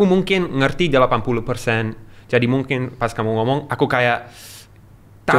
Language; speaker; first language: Indonesian; non-native, learner; English